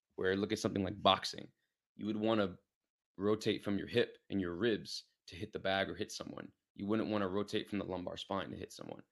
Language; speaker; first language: English; native; English